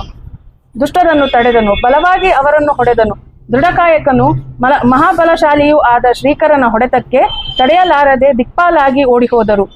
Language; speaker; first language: Kannada; native; Kannada